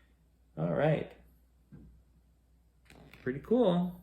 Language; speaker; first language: English; native; English